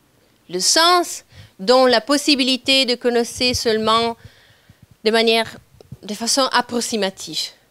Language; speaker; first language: French; non-native, fluent; Italian